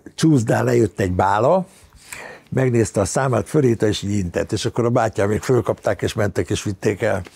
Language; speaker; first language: Hungarian; native; Hungarian